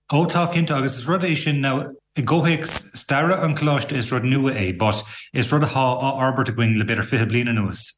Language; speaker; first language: Irish; native; Irish